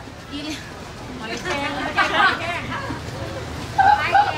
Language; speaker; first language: Thai; native; Thai